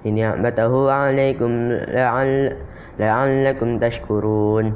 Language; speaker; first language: Arabic; non-native, learner; Indonesian